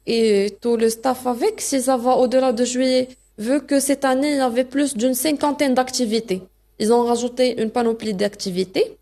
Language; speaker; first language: French; non-native, local second language; Arabic